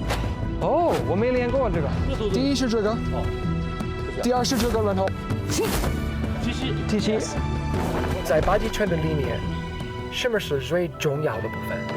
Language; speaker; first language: Chinese; non-native, learner; English